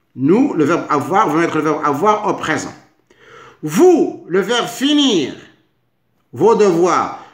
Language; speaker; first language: French; non-native, local second language; Arabic